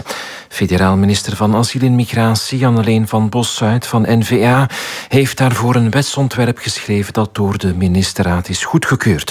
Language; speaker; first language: Dutch; native; Dutch